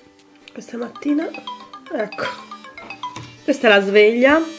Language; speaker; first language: Italian; native; Italian